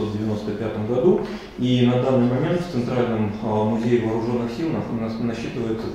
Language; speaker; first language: Russian; native; Russian